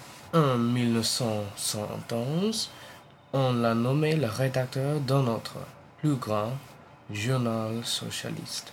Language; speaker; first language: French; non-native, learner; English